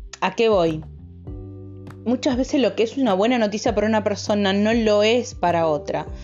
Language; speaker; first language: Spanish; native; Spanish